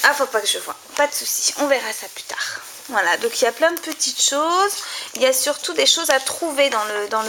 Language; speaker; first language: French; native; French